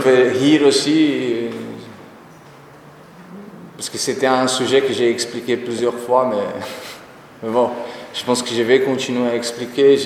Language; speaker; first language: French; non-native, fluent; Portuguese